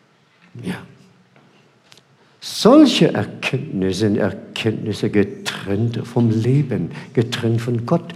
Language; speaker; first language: German; non-native, fluent; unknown